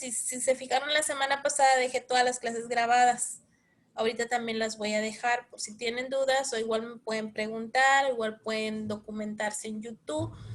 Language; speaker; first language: Spanish; native; Spanish